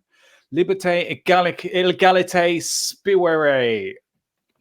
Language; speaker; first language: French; non-native, learner; English